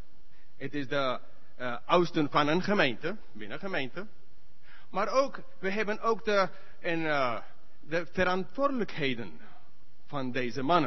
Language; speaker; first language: Dutch; non-native, learner; English